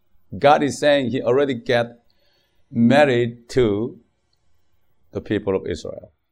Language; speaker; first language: English; non-native, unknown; Korean